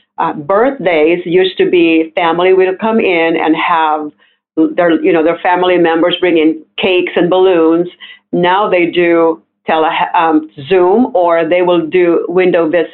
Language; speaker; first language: English; non-native, local second language; Filipino